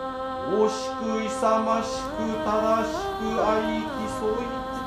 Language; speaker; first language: Japanese; native; Japanese